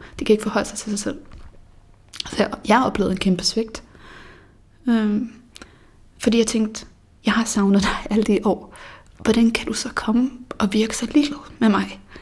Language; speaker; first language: Danish; early bilingual, other home language; Bosnian